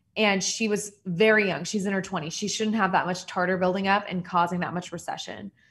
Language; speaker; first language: English; native; English